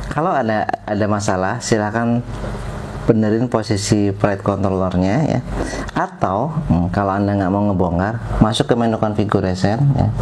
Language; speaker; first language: Indonesian; native; Indonesian